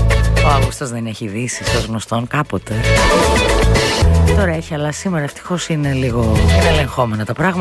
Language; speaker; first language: Greek; native; Greek